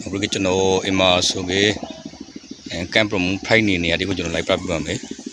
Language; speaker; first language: Burmese; native; Burmese